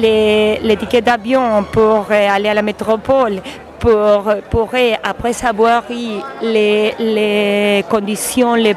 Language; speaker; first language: French; non-native, learner; Spanish